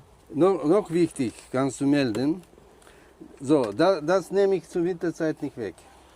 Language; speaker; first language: German; non-native, learner; Russian